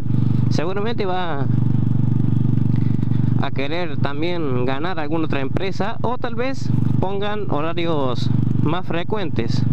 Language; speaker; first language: Spanish; native; Spanish